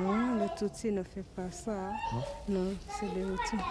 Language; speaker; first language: French; non-native, learner; Kinyarwanda